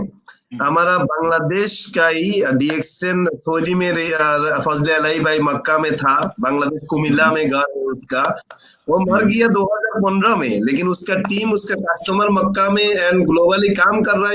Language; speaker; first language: Hindi; non-native, fluent; Bangla